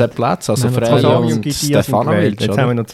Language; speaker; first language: German; native; German